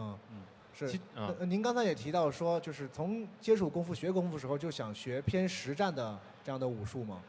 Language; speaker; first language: Chinese; native; Chinese